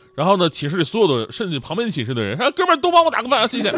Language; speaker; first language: Chinese; native; Chinese